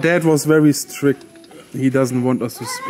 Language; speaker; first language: English; non-native, learner; German